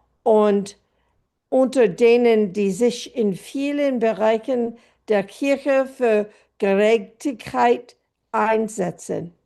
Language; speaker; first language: German; non-native, fluent; English